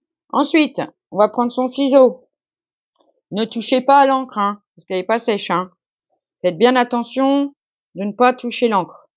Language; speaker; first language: French; native; French